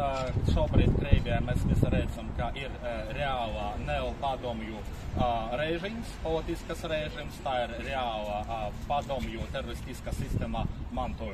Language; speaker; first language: Latvian; non-native, fluent; Russian